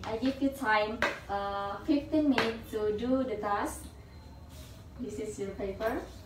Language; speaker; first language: English; non-native, learner; Indonesian